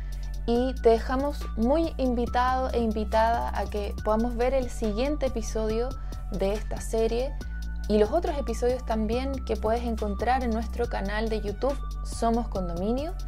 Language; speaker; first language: Spanish; native; Spanish